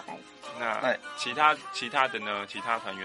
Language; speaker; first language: Chinese; native; Chinese